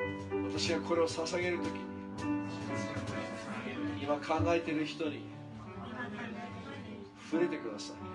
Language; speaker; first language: Japanese; non-native, fluent; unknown